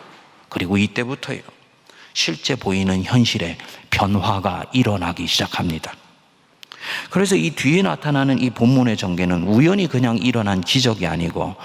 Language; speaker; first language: Korean; native; Korean